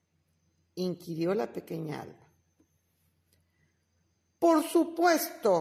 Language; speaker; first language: Spanish; native; Spanish